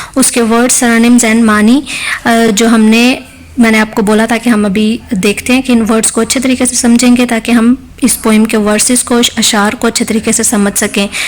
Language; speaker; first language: Urdu; non-native, local second language; Punjabi